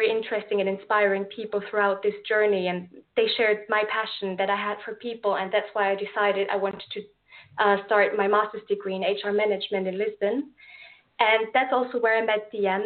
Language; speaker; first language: English; non-native, fluent; German